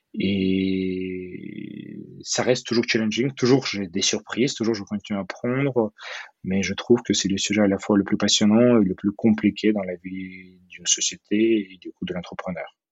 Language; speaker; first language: French; non-native, fluent; Russian